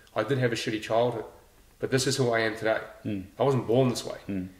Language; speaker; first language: English; native; English